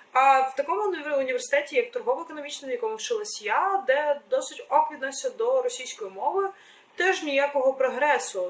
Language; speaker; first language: Ukrainian; non-native, local second language; Russian